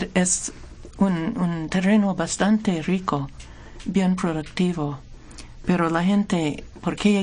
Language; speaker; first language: Spanish; non-native, fluent; English